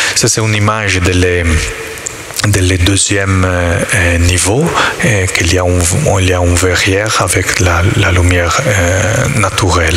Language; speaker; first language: French; non-native, learner; Italian